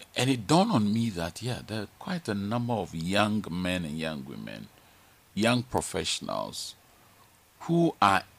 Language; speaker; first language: English; non-native, local second language; Ga